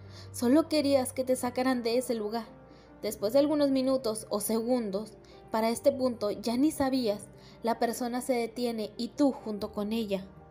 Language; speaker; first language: Spanish; native; Spanish